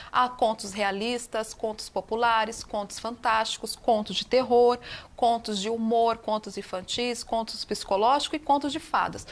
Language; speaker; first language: Portuguese; native; Portuguese